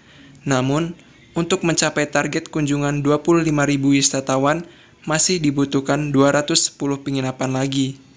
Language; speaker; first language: Indonesian; native; Indonesian